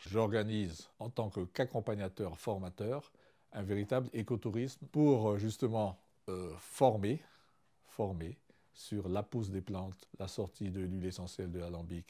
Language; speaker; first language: French; non-native, local second language; Malagasy